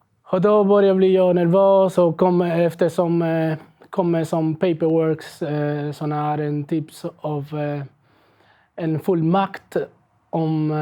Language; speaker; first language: Swedish; non-native, learner; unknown